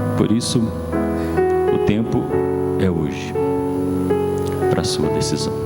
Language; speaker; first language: Portuguese; native; Portuguese